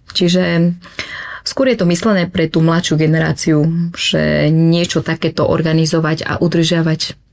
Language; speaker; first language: Slovak; early bilingual, other home language; Vietnamese